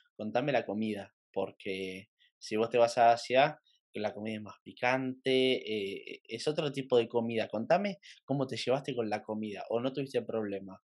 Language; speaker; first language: Spanish; native; Spanish